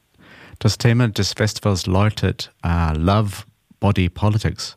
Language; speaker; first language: German; non-native, learner; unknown